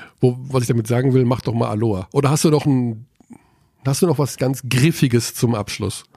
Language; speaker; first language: German; native; German